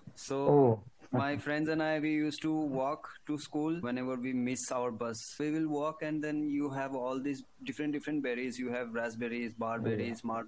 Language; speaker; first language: English; non-native, local second language; Hindi